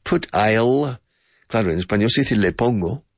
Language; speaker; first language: Spanish; non-native, fluent; English